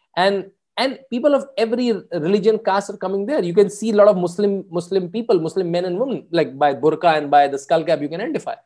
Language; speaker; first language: English; non-native, local second language; Hindi